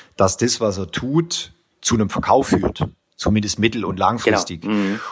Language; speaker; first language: German; native; German